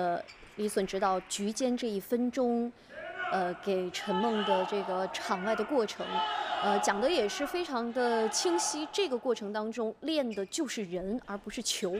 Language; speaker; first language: Chinese; native; Chinese